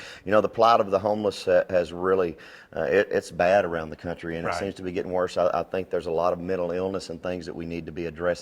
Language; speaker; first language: English; native; English